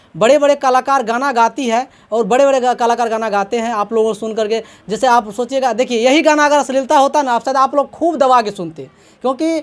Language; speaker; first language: Hindi; native; Hindi